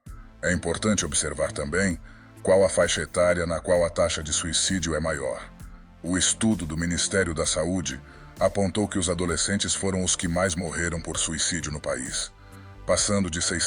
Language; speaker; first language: Portuguese; native; Portuguese